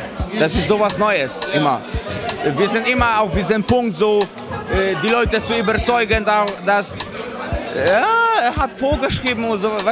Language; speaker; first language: German; non-native, fluent; Polish